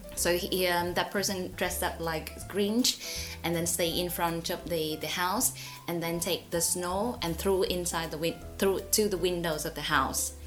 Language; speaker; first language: English; non-native, fluent; Vietnamese